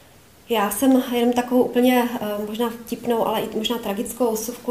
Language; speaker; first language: Czech; native; Czech